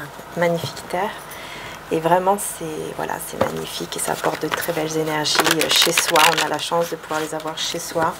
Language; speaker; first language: French; native; French